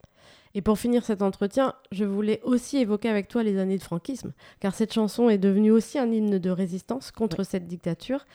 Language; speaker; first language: French; native; French